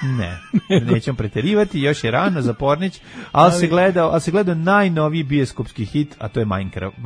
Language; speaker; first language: Serbian; native; Serbian